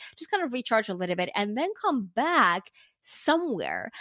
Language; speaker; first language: English; non-native, fluent; Finnish